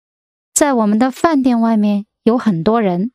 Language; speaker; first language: Chinese; non-native, learner; English